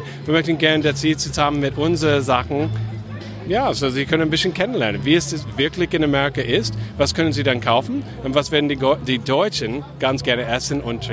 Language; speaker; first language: German; non-native, fluent; English